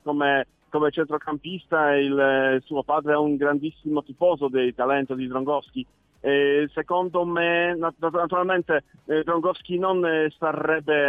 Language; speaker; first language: Italian; non-native, learner; Polish